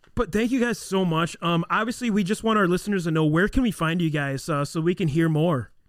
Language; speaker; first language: English; native; English